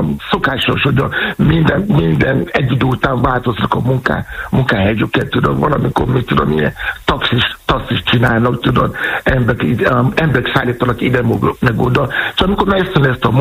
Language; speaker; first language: Hungarian; non-native, fluent; Yoruba